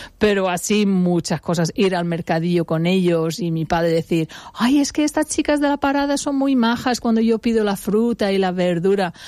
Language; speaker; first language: Spanish; non-native, fluent; English